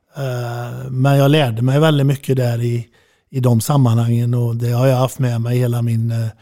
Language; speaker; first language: Swedish; native; Swedish